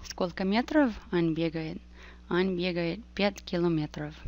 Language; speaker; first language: Russian; non-native, fluent; English